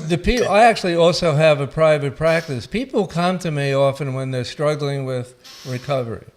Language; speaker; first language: English; native; English